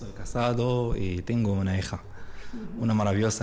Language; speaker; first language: Spanish; non-native, learner; Arabic